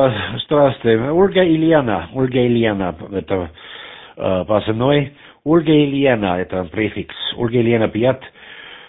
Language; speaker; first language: Russian; non-native, learner; German